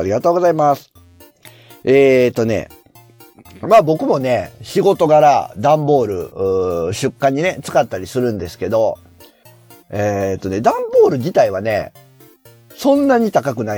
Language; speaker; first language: Japanese; native; Japanese